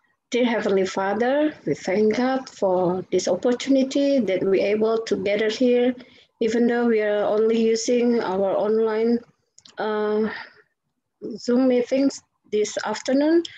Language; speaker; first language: English; non-native, fluent; Indonesian